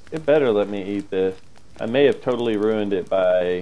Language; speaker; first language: English; native; English